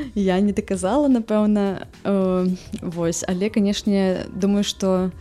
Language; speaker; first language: Belarusian; native; Belarusian